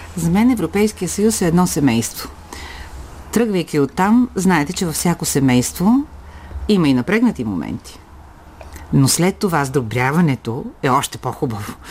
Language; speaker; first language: Bulgarian; native; Bulgarian